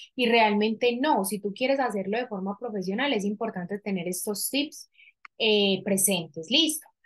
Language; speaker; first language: Spanish; native; Spanish